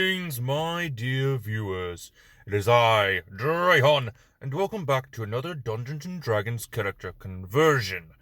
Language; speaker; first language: English; native; English